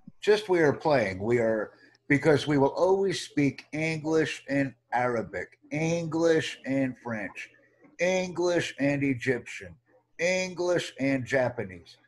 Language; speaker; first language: English; native; English